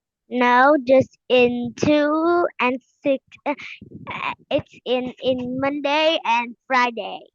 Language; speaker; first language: English; non-native, learner; Vietnamese